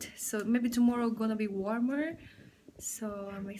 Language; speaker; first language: English; non-native, fluent; Indonesian